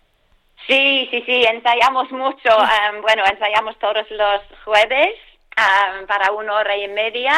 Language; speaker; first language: Spanish; non-native, fluent; English